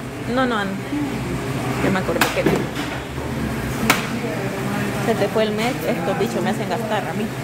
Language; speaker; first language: Spanish; native; Spanish